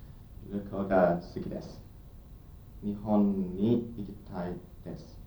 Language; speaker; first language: Japanese; non-native, learner; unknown